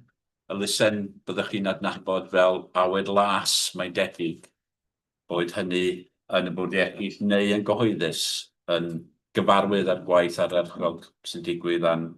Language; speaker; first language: Welsh; native; Welsh